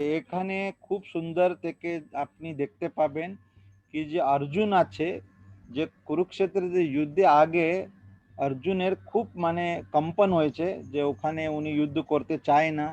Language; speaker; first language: Bangla; non-native, learner; Hindi